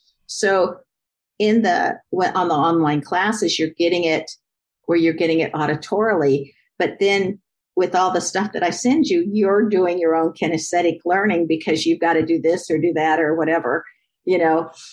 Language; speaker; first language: English; native; English